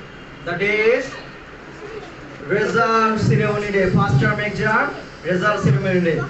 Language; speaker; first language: English; non-native, learner; Bangla